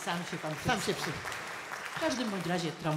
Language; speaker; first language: Polish; native; Polish